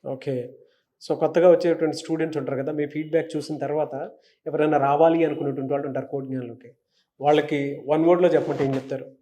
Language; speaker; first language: Telugu; native; Telugu